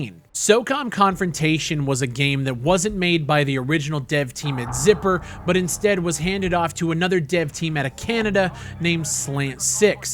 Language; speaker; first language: English; native; English